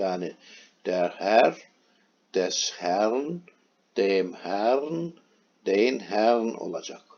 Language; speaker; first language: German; non-native, fluent; Turkish